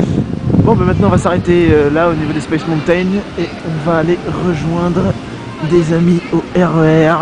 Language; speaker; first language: French; native; French